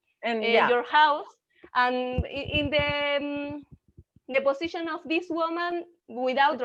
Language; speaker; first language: English; non-native, learner; Spanish